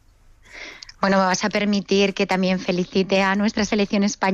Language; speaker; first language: Spanish; native; Spanish